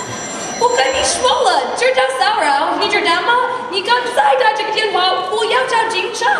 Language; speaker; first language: Chinese; non-native, learner; English